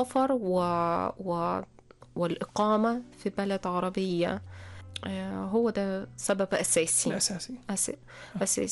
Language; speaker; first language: Arabic; non-native, fluent; Russian